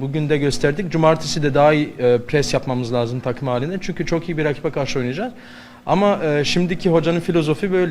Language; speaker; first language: Turkish; non-native, learner; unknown